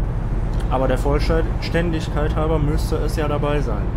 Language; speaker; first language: German; native; German